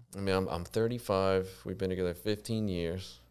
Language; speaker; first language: English; early bilingual, other home language; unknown